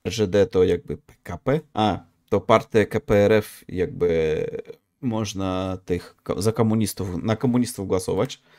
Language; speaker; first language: Polish; non-native, fluent; Russian